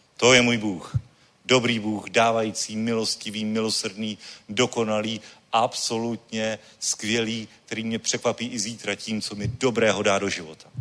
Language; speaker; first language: Czech; native; Czech